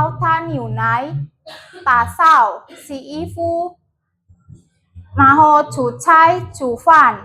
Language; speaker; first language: Chinese; non-native, learner; Indonesian